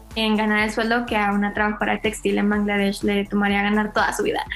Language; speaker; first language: Spanish; native; Spanish